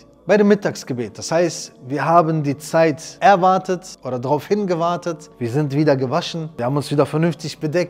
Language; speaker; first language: German; native; German